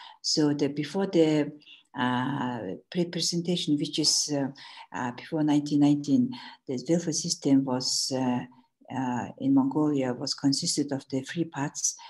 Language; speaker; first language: English; non-native, learner; Mongolian